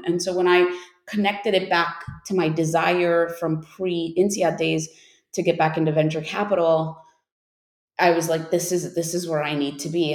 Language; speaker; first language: English; native; English